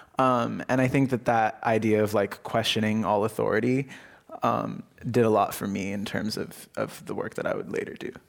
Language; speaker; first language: English; early bilingual, other home language; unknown